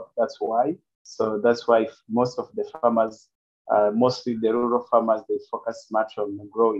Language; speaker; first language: English; non-native, local second language; Kinyarwanda